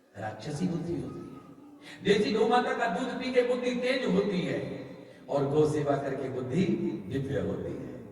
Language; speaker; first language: Hindi; native; Hindi